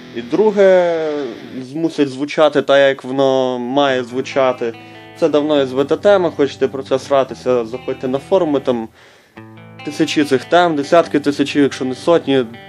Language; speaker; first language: Ukrainian; non-native, local second language; Russian